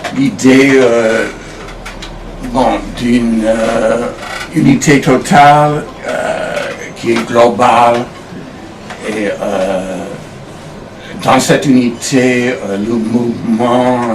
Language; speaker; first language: French; non-native, fluent; English